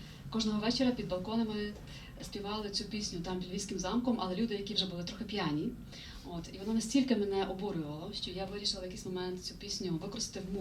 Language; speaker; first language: Ukrainian; native; Ukrainian